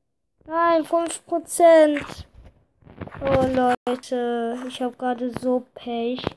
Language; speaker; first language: German; early bilingual, other home language; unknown